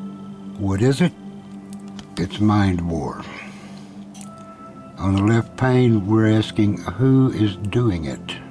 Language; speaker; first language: English; native; English